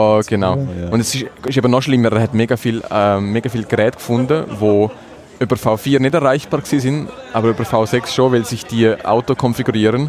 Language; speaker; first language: German; native; German